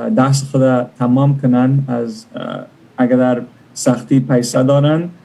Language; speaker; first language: Persian; early bilingual, other home language; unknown